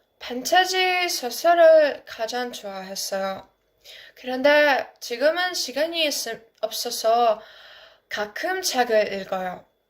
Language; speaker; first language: Korean; non-native, learner; Ukrainian